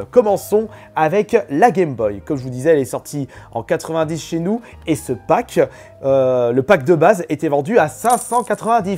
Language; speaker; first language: French; native; French